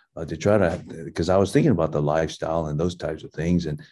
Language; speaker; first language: English; early bilingual, other home language; Min Nan Chinese